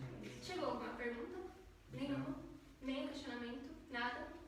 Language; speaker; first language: Portuguese; native; Portuguese